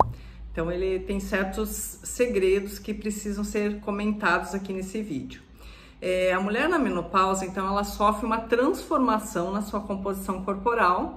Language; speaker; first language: Portuguese; native; Portuguese